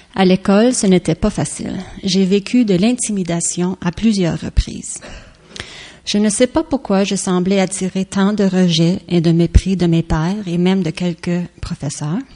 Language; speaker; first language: French; early bilingual, other home language; Estonian